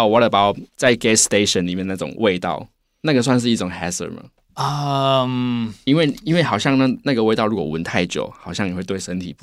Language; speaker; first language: Chinese; native; Chinese